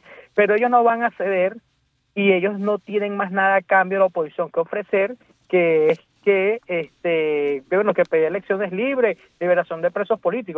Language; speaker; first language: Spanish; native; Spanish